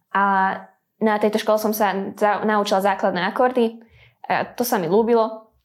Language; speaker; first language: Slovak; non-native, local second language; Hungarian